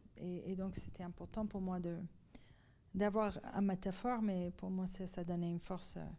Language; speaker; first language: French; non-native, fluent; Persian